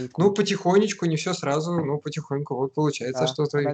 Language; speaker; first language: Russian; native; Russian